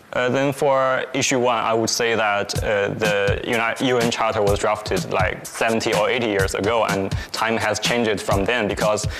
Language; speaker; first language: English; non-native, fluent; Chinese